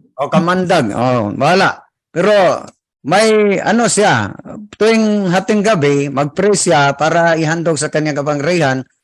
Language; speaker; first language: Filipino; non-native, local second language; Cebuano